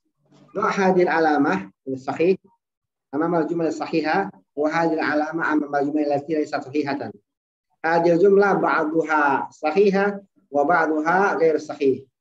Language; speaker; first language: Arabic; non-native, fluent; Indonesian